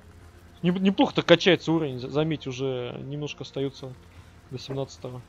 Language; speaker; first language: Russian; native; Russian